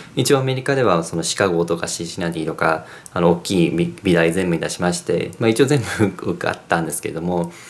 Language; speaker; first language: Japanese; early bilingual, heritage; English